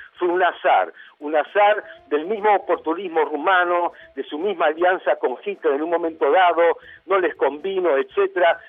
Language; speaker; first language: Spanish; early bilingual, other home language; Hungarian